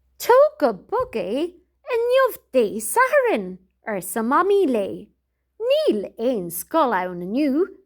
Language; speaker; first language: Irish; non-native, local second language; English